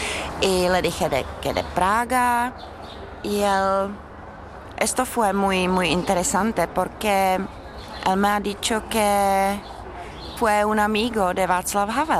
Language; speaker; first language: Spanish; non-native, learner; Czech